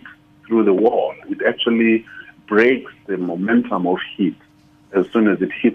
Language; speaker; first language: English; non-native, local second language; Xhosa